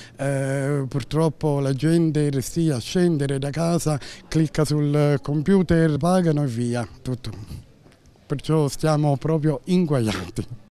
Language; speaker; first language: Italian; native; Italian